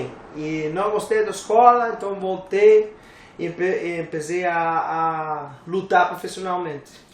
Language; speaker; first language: Portuguese; non-native, learner; English